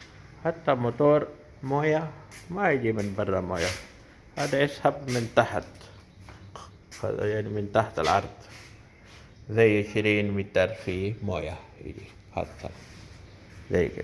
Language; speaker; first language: Arabic; non-native, learner; Urdu